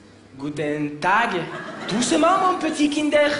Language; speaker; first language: French; native; French